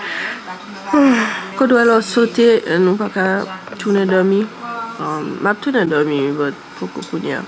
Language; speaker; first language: Haitian Creole; native; Haitian Creole